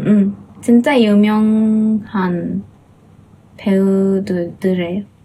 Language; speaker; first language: Korean; non-native, fluent; Japanese